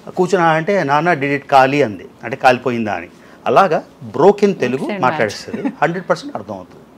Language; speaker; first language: Telugu; native; Telugu